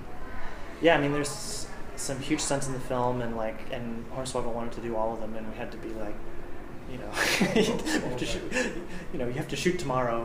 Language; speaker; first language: English; native; English